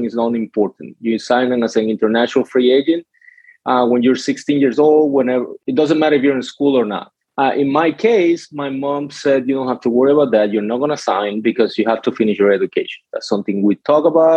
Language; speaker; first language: English; non-native, fluent; Spanish